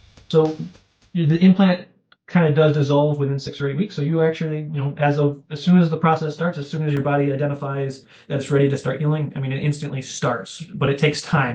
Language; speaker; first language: English; native; English